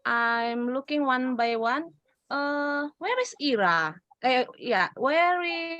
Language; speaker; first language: English; non-native, fluent; Indonesian